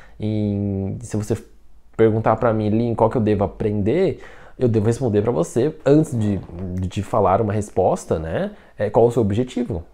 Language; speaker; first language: Portuguese; non-native, fluent; Chinese